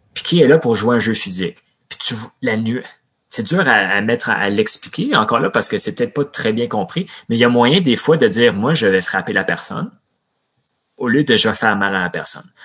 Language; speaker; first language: French; native; French